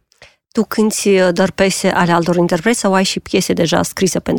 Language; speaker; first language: Romanian; native; Romanian